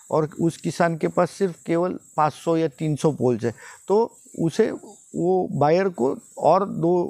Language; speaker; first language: Hindi; non-native, local second language; Marathi